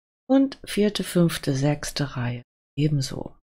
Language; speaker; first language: German; native; German